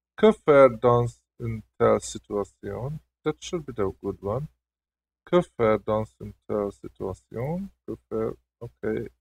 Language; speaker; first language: French; non-native, learner; Hungarian